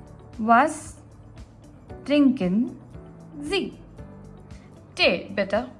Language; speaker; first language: German; non-native, fluent; Gujarati